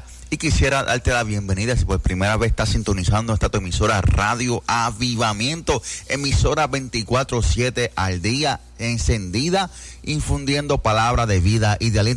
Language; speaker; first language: Spanish; native; Spanish